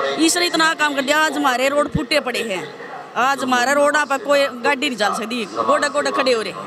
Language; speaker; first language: Hindi; native; Hindi